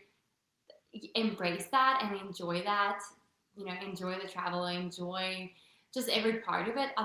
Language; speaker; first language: English; non-native, local second language; Afrikaans